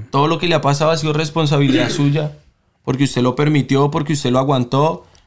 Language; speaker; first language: Spanish; native; Spanish